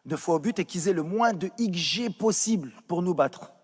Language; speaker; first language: French; native; French